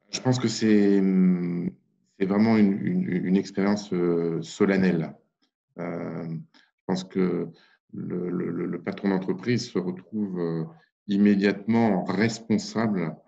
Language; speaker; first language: French; native; French